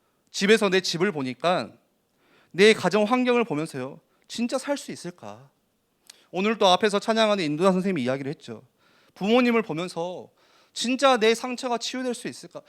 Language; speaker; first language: Korean; native; Korean